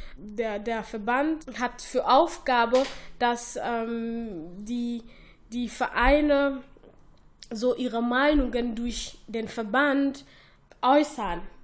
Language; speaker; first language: German; non-native, fluent; Somali